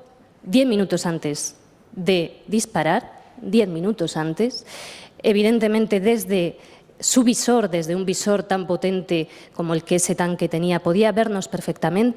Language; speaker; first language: Spanish; native; Spanish